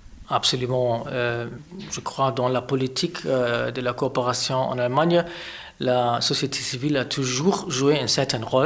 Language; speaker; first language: French; non-native, fluent; German